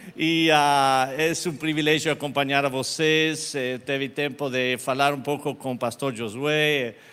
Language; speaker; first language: Portuguese; non-native, learner; Spanish